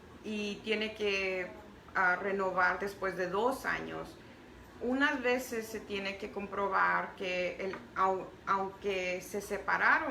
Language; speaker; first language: Spanish; early bilingual, heritage; Spanish